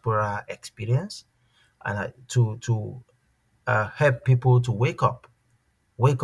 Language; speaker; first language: English; non-native, local second language; Yoruba